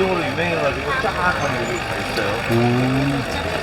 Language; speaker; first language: Korean; native; Korean